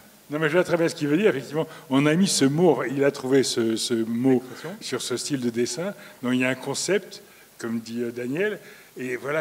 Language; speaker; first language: French; native; French